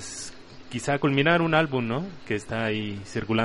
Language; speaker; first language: Spanish; native; Spanish